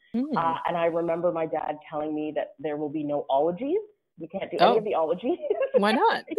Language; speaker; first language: English; native; English